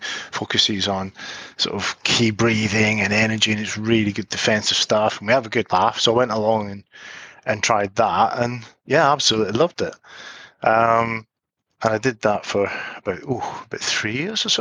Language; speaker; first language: English; native; English